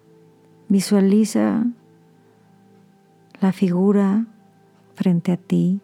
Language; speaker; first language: Spanish; native; Spanish